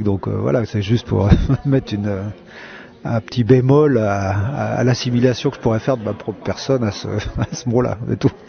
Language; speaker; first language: French; native; French